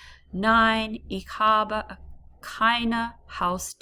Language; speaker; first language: German; non-native, learner; English